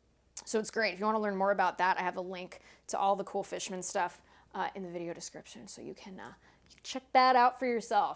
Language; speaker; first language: English; native; English